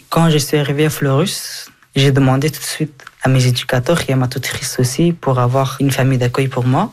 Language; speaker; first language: French; early bilingual, other home language; Persian